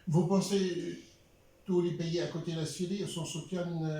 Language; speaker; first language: French; non-native, learner; Arabic